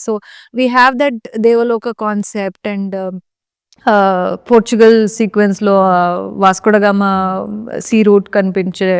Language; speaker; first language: Telugu; non-native, learner; Kannada